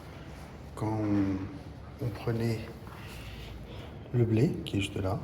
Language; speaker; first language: French; early bilingual, heritage; Portuguese